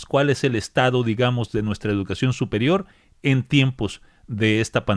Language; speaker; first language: Spanish; native; Spanish